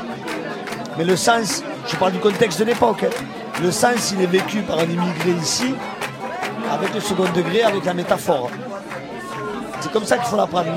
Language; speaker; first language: French; native; French